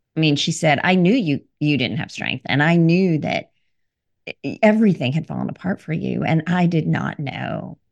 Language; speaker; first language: English; early bilingual, other home language; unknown